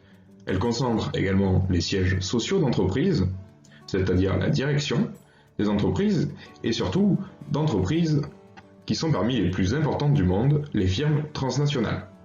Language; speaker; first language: French; native; French